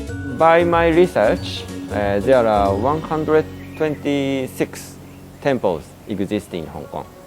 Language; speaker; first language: English; non-native, learner; Japanese